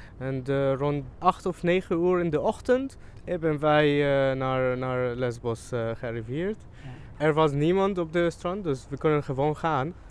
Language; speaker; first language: Dutch; non-native, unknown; Arabic